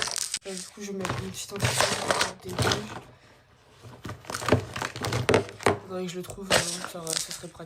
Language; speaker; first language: French; native; French